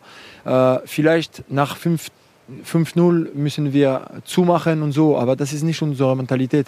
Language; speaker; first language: German; non-native, fluent; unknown